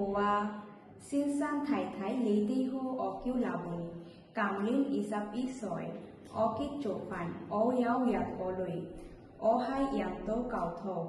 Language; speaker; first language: Cantonese; non-native, learner; Bangla